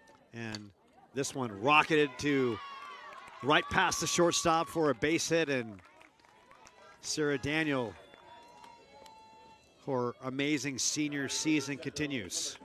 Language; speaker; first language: English; native; English